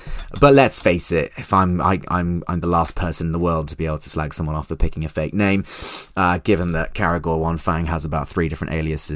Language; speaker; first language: English; native; English